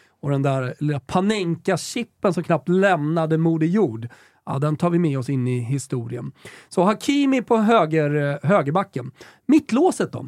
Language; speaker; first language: Swedish; native; Swedish